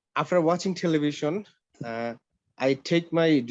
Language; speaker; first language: English; non-native, learner; Bangla